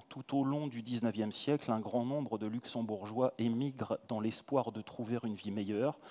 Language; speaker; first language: French; native; French